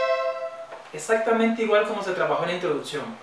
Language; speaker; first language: Spanish; native; Spanish